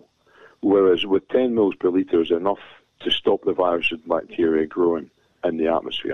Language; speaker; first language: English; native; English